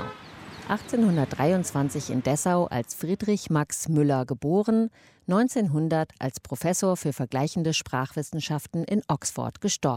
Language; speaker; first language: German; native; German